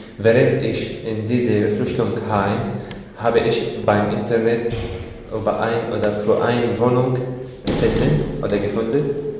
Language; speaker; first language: German; non-native, learner; Arabic